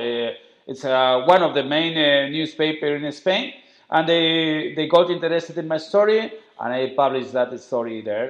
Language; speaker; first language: English; non-native, fluent; Spanish